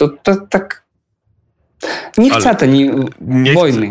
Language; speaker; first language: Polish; non-native, learner; Russian